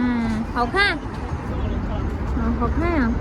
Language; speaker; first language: Chinese; non-native, learner; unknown